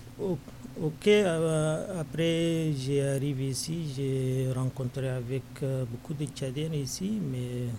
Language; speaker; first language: French; non-native, learner; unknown